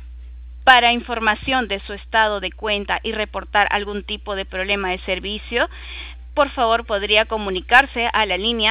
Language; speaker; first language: Spanish; native; Spanish